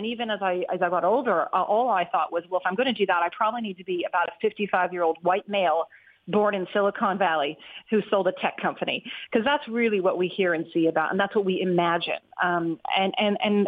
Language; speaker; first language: English; native; English